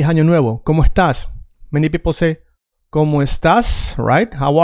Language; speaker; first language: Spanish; native; Spanish